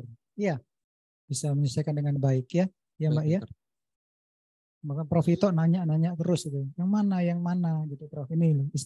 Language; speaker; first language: Indonesian; native; Indonesian